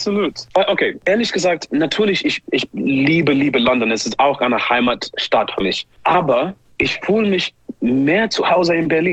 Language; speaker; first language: German; non-native, learner; English